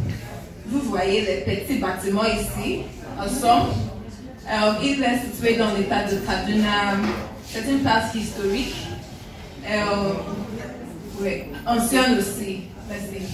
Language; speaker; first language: French; non-native, learner; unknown